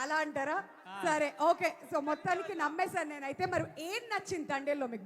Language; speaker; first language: Telugu; native; Telugu